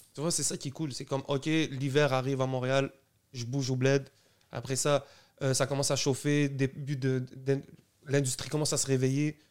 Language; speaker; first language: French; non-native, local second language; Arabic